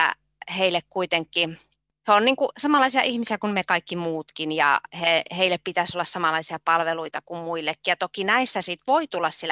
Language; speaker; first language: Finnish; native; Finnish